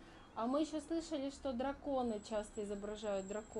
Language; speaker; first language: Russian; native; Russian